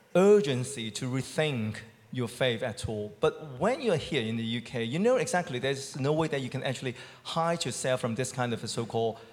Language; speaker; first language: English; non-native, local second language; Cantonese